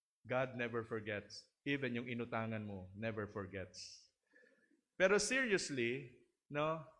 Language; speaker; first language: English; non-native, local second language; Filipino